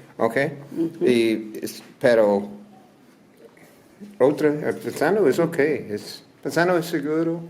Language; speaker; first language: Spanish; non-native, learner; English